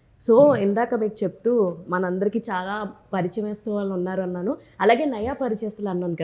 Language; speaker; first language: Telugu; native; Telugu